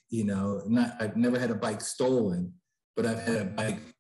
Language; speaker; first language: English; native; English